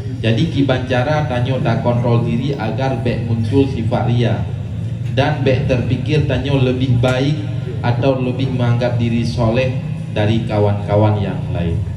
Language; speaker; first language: Malay; non-native, local second language; Achinese